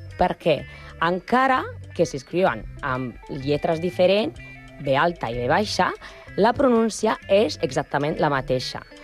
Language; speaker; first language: Catalan; non-native, learner; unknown